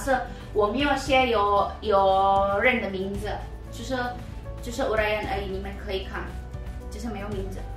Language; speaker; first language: Chinese; non-native, learner; Indonesian